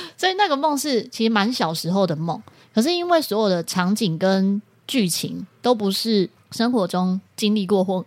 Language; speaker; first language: Chinese; native; Chinese